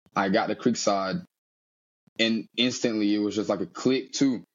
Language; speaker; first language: English; early bilingual, other home language; Portuguese